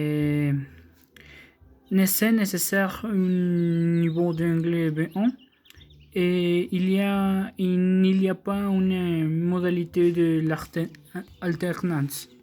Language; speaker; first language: French; non-native, learner; Spanish